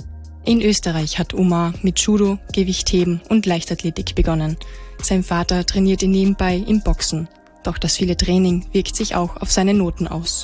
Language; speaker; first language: German; native; German